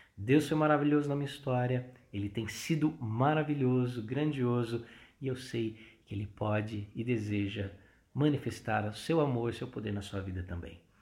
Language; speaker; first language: Portuguese; native; Portuguese